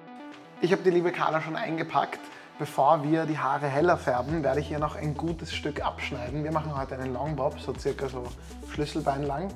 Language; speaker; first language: German; native; German